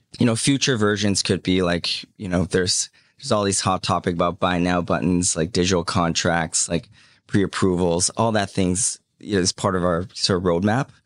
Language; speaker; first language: English; early bilingual, other home language; Cantonese